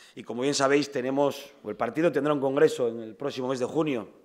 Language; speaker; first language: Spanish; native; Spanish